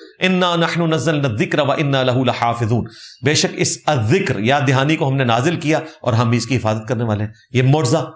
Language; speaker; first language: Urdu; non-native, local second language; Punjabi